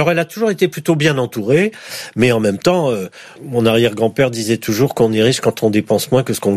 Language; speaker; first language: French; native; French